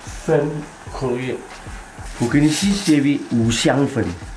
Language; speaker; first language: Danish; non-native, fluent; Chinese